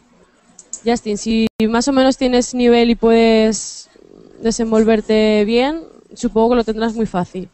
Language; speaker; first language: Spanish; native; Spanish